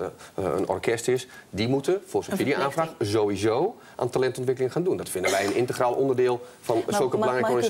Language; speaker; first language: Dutch; native; Dutch